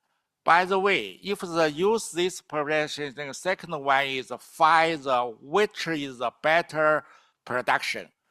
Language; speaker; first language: English; non-native, learner; Chinese